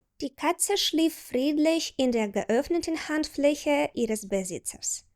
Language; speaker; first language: German; non-native, fluent; Ukrainian